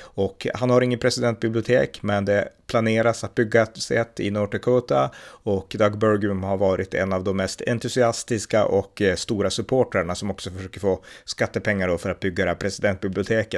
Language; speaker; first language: Swedish; native; Swedish